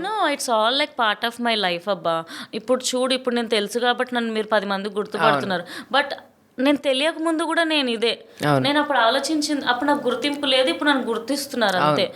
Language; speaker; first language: Telugu; native; Telugu